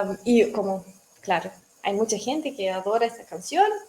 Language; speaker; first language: Spanish; non-native, fluent; Russian